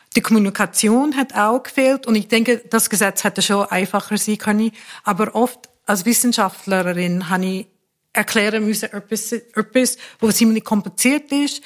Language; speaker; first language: German; non-native, fluent; English